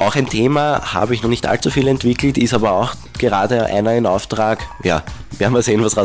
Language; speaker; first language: German; native; German